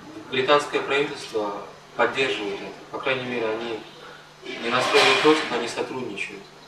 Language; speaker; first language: Russian; native; Russian